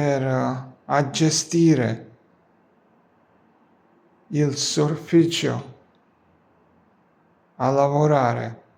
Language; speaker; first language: Italian; non-native, learner; Georgian